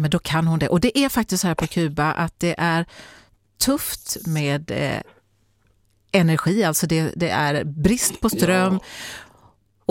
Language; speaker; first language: Swedish; native; Swedish